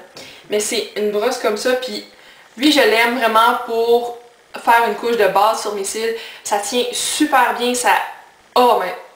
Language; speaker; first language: French; native; French